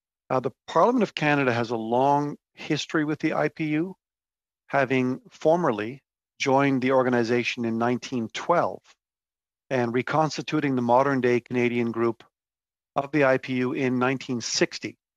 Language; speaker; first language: English; native; English